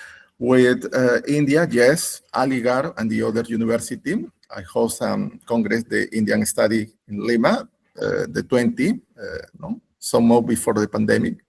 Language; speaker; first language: English; non-native, learner; Spanish